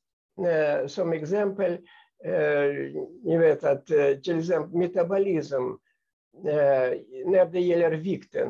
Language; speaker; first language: Swedish; non-native, fluent; Russian